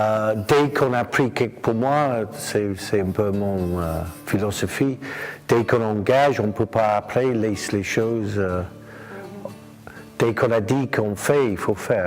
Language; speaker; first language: French; non-native, fluent; English